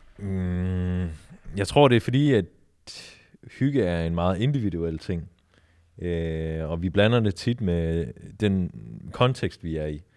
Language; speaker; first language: Danish; early bilingual, other home language; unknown